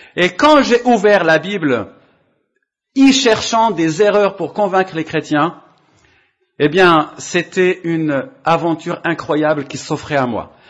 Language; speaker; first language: French; non-native, local second language; Arabic